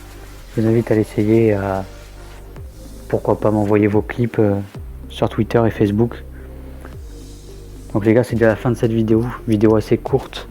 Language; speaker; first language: French; native; French